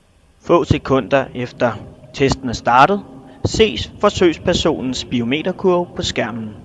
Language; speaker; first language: Danish; native; Danish